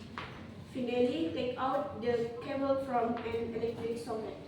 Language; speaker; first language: English; non-native, learner; Indonesian